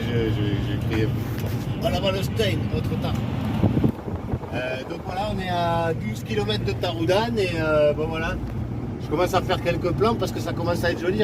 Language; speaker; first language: French; native; French